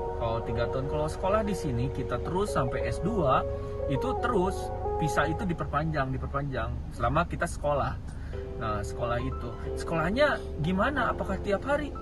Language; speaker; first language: Indonesian; native; Indonesian